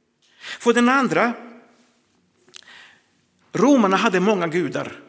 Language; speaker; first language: Swedish; non-native, fluent; Croatian